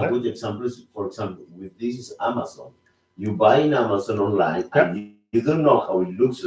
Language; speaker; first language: English; non-native, local second language; Spanish